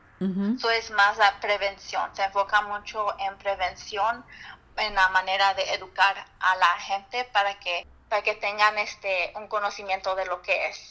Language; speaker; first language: Spanish; early bilingual, heritage; Spanish